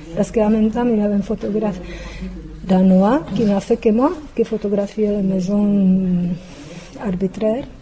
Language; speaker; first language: French; non-native, fluent; Czech